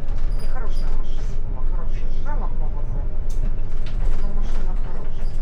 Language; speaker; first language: Russian; native; Russian